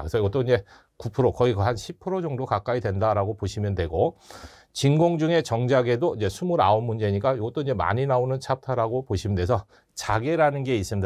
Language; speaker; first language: Korean; native; Korean